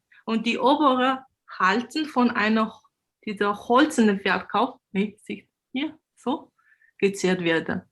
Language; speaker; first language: German; non-native, learner; Mongolian